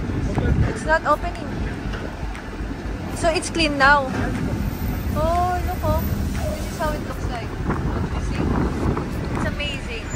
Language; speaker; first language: English; non-native, local second language; Filipino